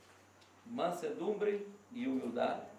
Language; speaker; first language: Spanish; non-native, learner; Portuguese